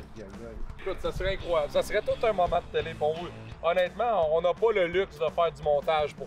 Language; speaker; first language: French; native; French